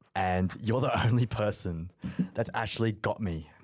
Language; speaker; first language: English; early bilingual, other home language; Malay